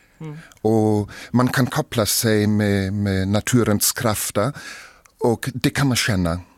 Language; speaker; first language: Swedish; non-native, fluent; German